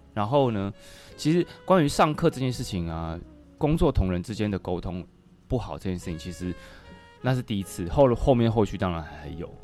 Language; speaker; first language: Chinese; native; Chinese